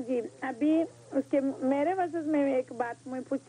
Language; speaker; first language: Hindi; non-native, learner; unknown